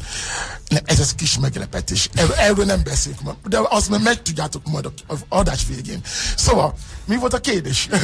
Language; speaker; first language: Hungarian; non-native, learner; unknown